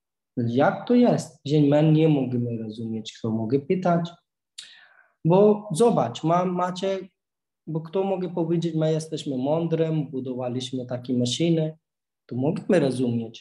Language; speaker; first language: Polish; non-native, learner; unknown